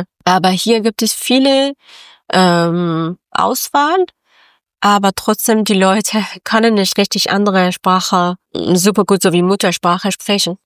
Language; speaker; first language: German; non-native, fluent; Persian